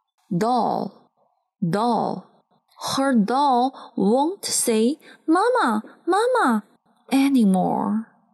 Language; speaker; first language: English; non-native, fluent; Chinese